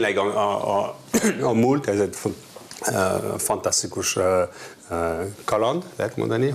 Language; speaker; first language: Hungarian; non-native, learner; French